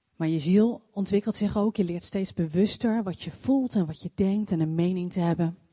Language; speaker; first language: Dutch; native; Dutch